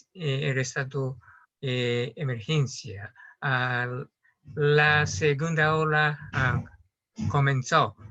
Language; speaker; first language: Spanish; non-native, learner; Japanese